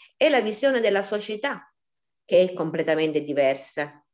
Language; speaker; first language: Italian; native; Italian